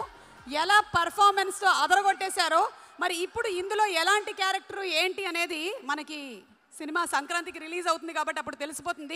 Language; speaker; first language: Telugu; native; Telugu